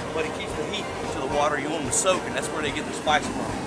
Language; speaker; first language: English; native; English